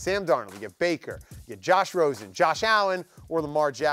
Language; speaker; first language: English; native; English